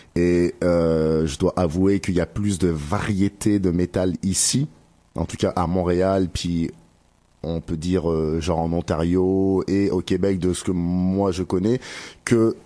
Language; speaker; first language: French; native; French